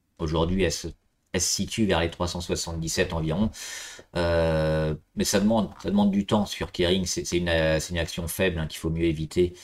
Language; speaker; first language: French; native; French